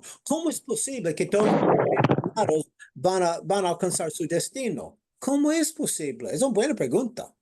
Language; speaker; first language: Spanish; non-native, fluent; English